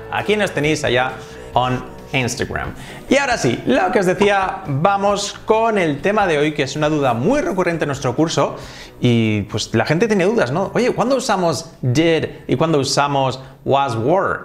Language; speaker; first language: Spanish; native; Spanish